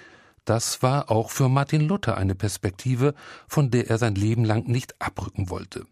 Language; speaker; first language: German; native; German